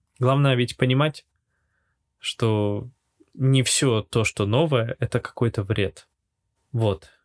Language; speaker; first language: Russian; native; Russian